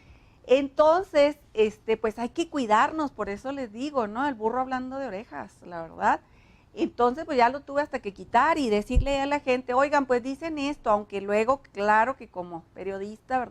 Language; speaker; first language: Spanish; native; Spanish